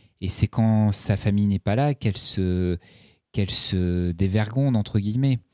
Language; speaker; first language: French; native; French